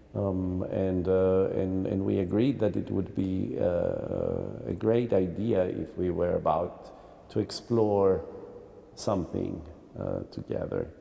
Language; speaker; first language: English; non-native, fluent; Greek